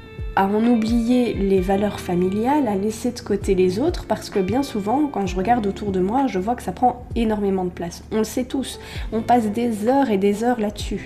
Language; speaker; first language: French; native; French